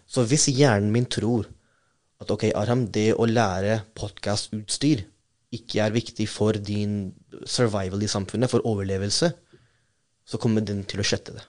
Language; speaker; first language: Norwegian; non-native, fluent; Urdu